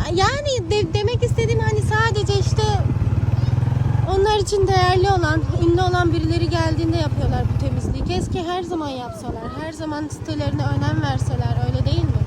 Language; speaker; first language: Turkish; native; Turkish